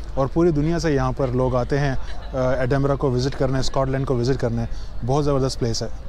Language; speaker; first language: Urdu; native; Urdu